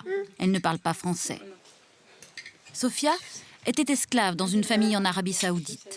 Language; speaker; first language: French; native; French